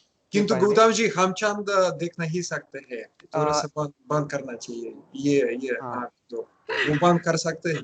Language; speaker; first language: Hindi; non-native, learner; Russian